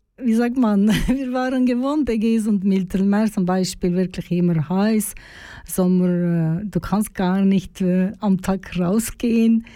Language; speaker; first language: German; non-native, learner; Turkish